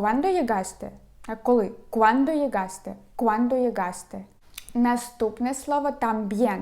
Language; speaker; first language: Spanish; non-native, fluent; Ukrainian